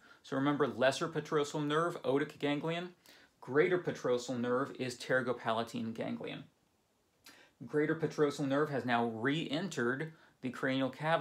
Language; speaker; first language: English; native; English